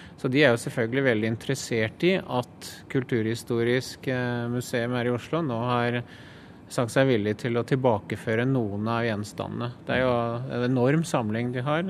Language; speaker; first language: Norwegian; native; Norwegian